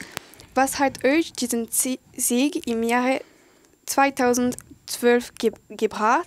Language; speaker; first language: German; non-native, local second language; French